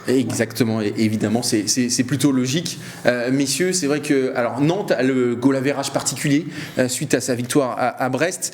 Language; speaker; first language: French; native; French